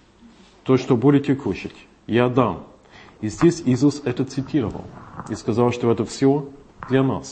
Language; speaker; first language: Russian; non-native, fluent; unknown